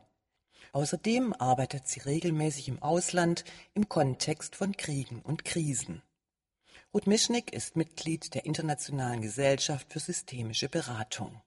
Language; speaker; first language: German; native; German